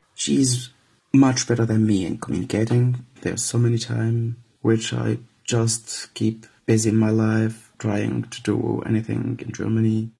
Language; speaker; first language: English; non-native, fluent; Arabic